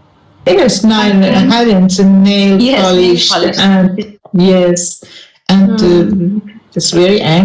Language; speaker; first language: English; non-native, learner; Persian